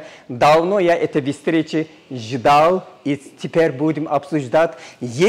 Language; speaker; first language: Russian; non-native, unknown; Turkish